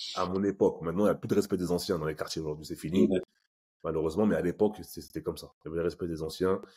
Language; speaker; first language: French; native; French